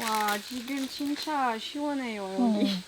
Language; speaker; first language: Korean; non-native, learner; French